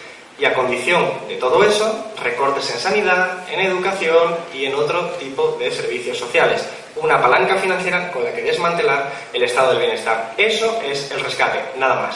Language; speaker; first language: Spanish; native; Spanish